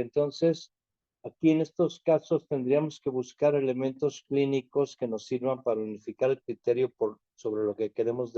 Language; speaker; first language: Spanish; native; Spanish